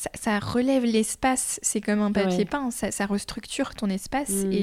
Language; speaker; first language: French; native; French